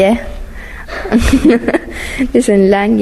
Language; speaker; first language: Danish; non-native, learner; Persian